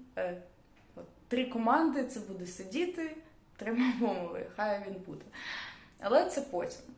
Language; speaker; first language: Ukrainian; non-native, local second language; Russian